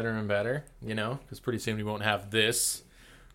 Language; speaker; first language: English; native; English